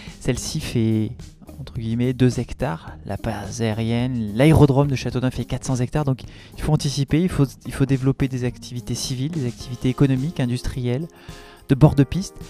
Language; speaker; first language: French; native; French